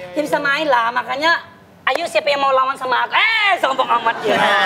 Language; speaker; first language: Indonesian; non-native, fluent; Thai